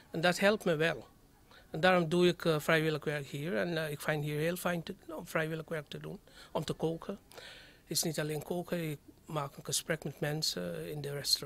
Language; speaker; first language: Dutch; non-native, fluent; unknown